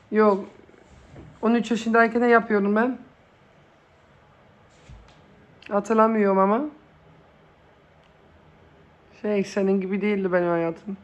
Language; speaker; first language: Turkish; early bilingual, heritage; Turkish